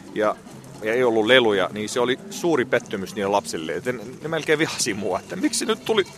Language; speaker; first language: Finnish; non-native, fluent; Arabic